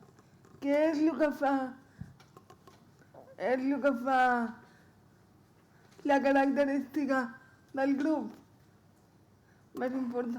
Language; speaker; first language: Catalan; non-native, local second language; Spanish